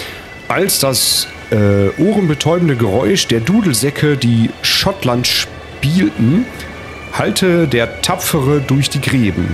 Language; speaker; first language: German; native; German